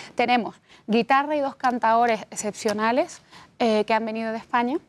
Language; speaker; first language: Spanish; native; Spanish